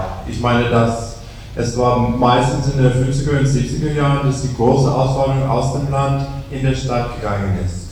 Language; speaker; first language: German; non-native, fluent; English